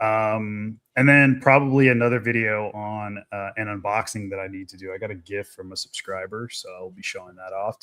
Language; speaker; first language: English; native; English